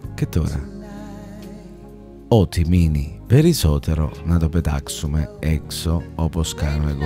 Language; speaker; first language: Greek; non-native, learner; Italian